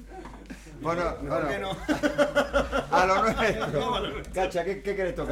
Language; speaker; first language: Spanish; native; Spanish